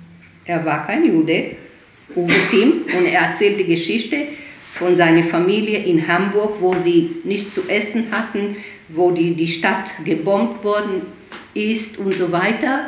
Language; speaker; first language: German; early bilingual, heritage; German